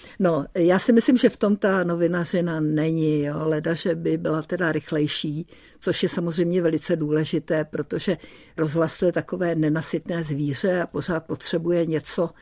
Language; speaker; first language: Czech; early bilingual, heritage; Czech